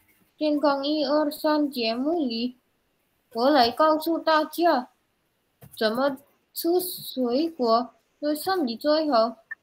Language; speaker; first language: Chinese; non-native, learner; Indonesian